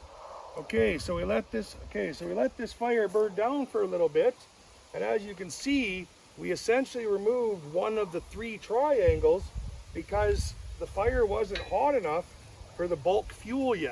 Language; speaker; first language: English; native; English